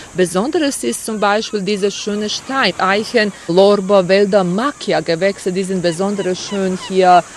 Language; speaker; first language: German; non-native, fluent; Croatian